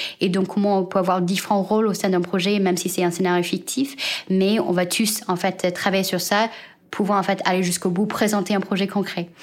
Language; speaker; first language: French; non-native, fluent; Chinese